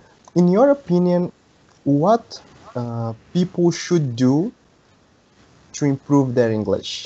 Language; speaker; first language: English; non-native, learner; Portuguese